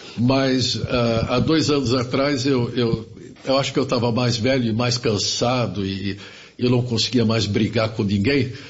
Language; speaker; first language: Portuguese; early bilingual, other home language; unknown